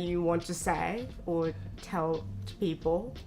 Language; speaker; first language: English; non-native, learner; Japanese